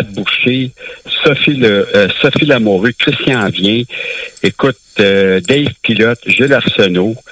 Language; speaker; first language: French; native; French